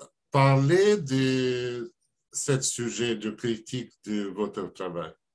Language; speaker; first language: French; non-native, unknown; Russian